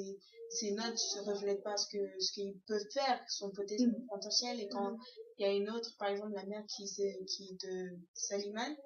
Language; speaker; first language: French; early bilingual, other home language; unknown